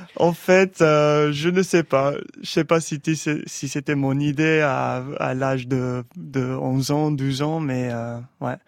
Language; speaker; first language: French; non-native, fluent; English